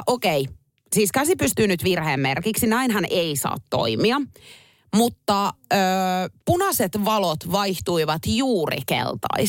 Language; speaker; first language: Finnish; native; Finnish